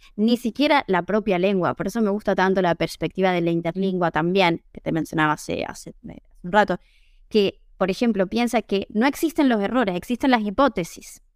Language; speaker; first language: Spanish; native; Spanish